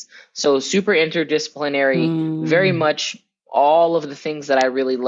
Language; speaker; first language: English; native; English